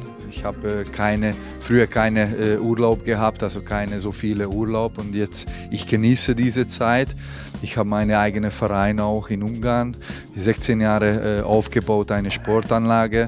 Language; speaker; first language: German; non-native, fluent; Hungarian